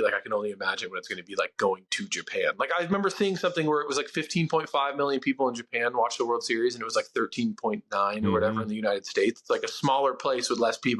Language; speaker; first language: English; native; English